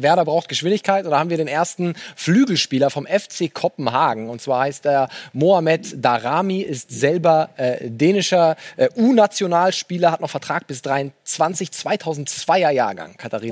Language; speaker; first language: German; native; German